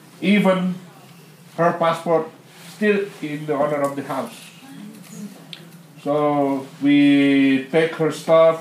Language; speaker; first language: English; non-native, learner; Indonesian